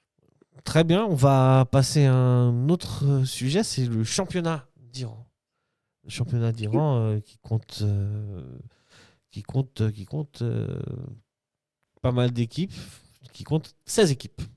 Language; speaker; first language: French; native; French